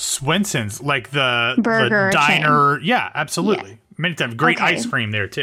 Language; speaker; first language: English; native; English